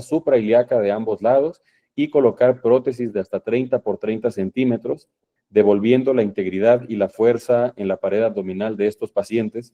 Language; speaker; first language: Spanish; native; Spanish